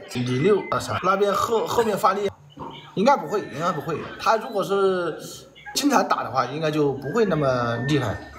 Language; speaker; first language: Chinese; native; Chinese